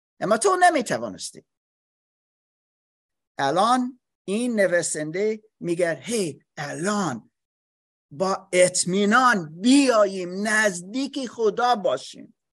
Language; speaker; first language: Persian; non-native, learner; English